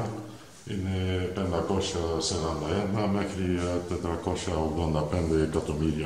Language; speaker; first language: Greek; non-native, learner; Dutch